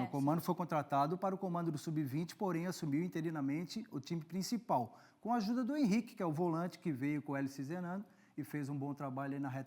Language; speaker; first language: Portuguese; native; Portuguese